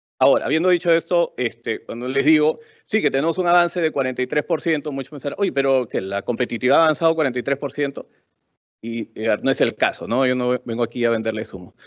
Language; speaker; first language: Spanish; native; Spanish